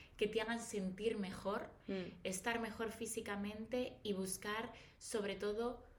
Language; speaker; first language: Spanish; native; Spanish